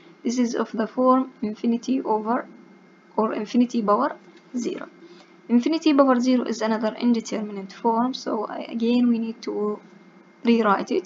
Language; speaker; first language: English; non-native, fluent; Arabic